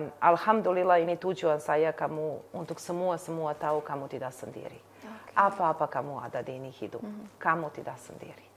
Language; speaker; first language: Indonesian; non-native, learner; Serbian